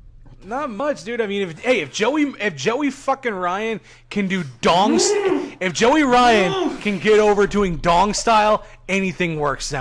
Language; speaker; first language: English; native; English